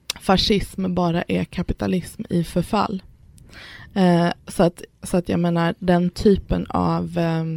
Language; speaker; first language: Swedish; early bilingual, other home language; Persian